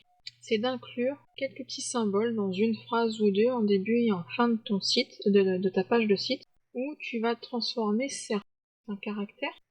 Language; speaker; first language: French; native; French